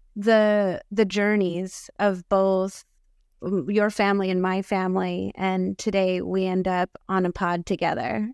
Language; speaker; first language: English; early bilingual, other home language; Filipino